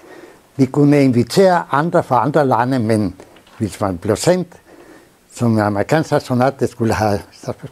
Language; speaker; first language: Danish; non-native, fluent; Spanish